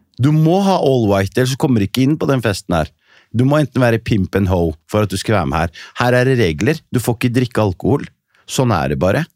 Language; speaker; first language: Norwegian; early bilingual, other home language; Riffian